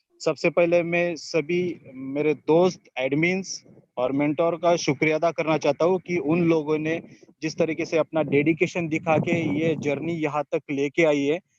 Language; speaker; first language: Hindi; non-native, local second language; Marathi